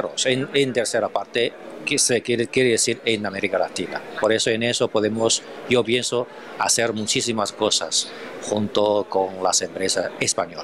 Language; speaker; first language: Spanish; non-native, fluent; Chinese